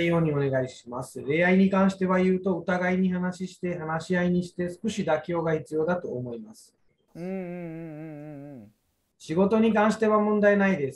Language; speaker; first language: Japanese; non-native, fluent; Hindi